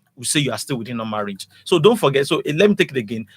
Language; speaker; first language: English; non-native, local second language; Yoruba